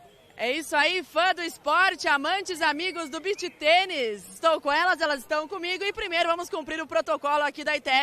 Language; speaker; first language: Portuguese; native; Portuguese